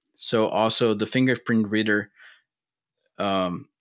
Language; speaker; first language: English; non-native, fluent; Portuguese